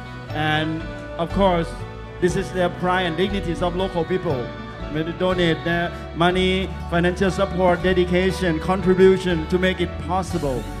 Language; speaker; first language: English; non-native, fluent; Thai